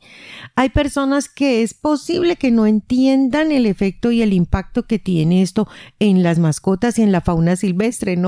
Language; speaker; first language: Spanish; native; Spanish